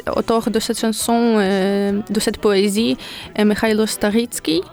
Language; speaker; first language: French; non-native, learner; Ukrainian